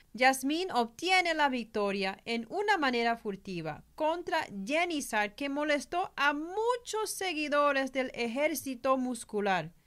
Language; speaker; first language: Spanish; early bilingual, heritage; Spanish